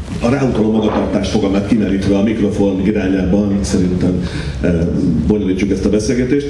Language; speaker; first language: Hungarian; native; Hungarian